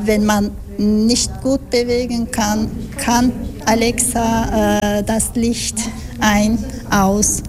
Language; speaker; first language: German; non-native, fluent; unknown